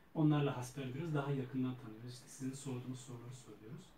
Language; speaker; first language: Turkish; native; Turkish